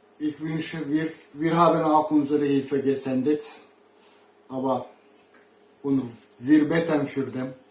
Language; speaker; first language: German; non-native, learner; Turkish